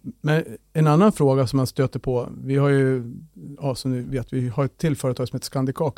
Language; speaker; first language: Swedish; native; Swedish